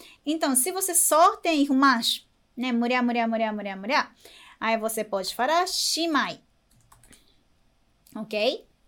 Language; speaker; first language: Portuguese; non-native, fluent; Japanese